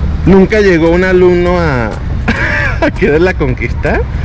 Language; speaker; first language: Spanish; native; Spanish